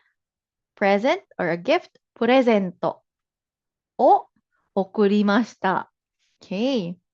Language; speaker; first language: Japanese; non-native, fluent; Filipino